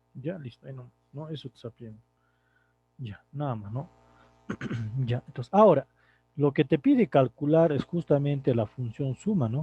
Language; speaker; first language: Spanish; native; Spanish